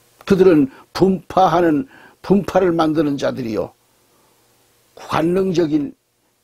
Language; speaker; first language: Korean; native; Korean